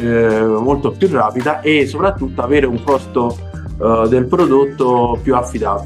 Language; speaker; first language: Italian; native; Italian